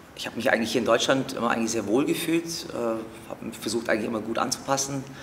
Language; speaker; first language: German; early bilingual, other home language; Turkish